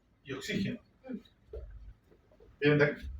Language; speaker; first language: Spanish; native; Spanish